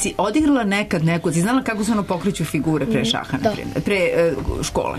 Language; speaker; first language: Serbian; native; Serbian